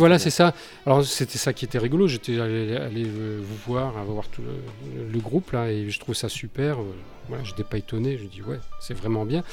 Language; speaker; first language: French; native; French